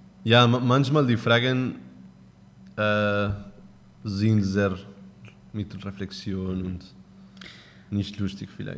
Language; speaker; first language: German; non-native, learner; Spanish